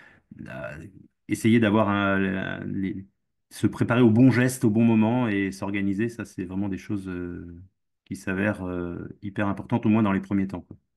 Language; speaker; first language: French; native; French